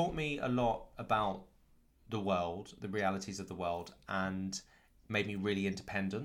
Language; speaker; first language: English; native; English